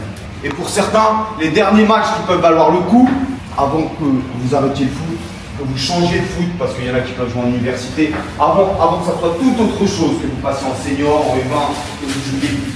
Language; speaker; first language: French; native; French